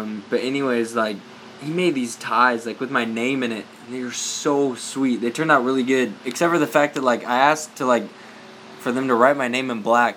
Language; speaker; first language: English; native; English